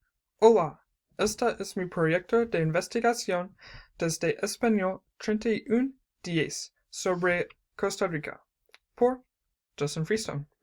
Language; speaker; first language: Spanish; non-native, learner; English